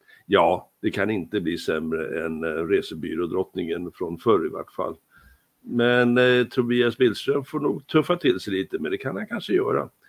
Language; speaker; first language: Swedish; native; Swedish